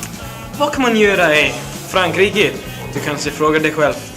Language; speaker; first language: Swedish; non-native, learner; Icelandic